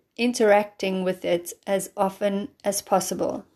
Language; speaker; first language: English; native; English